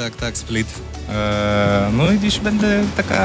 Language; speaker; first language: Polish; non-native, learner; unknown